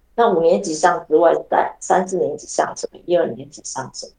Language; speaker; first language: Chinese; native; Chinese